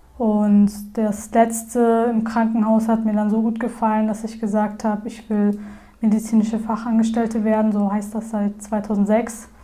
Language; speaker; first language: German; early bilingual, other home language; Turkish